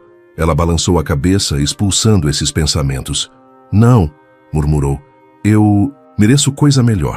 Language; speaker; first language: Portuguese; native; Portuguese